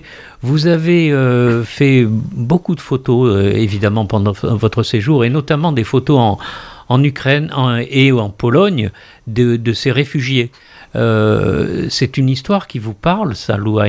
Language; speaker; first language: French; native; French